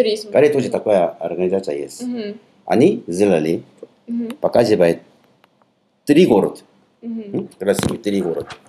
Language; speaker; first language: Russian; non-native, learner; Korean